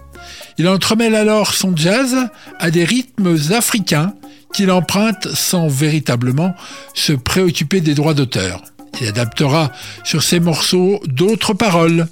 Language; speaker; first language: French; native; French